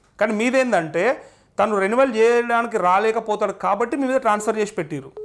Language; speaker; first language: Telugu; native; Telugu